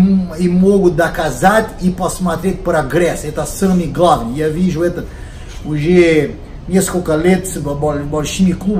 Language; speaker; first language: Russian; non-native, learner; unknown